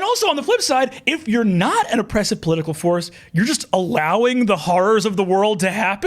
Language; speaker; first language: English; native; English